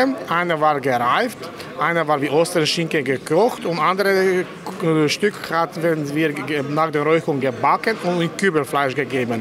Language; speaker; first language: German; non-native, fluent; Slovenian